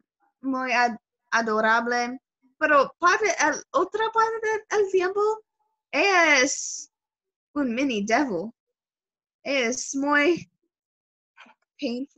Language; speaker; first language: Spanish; non-native, learner; English